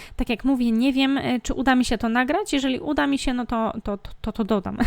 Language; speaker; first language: Polish; native; Polish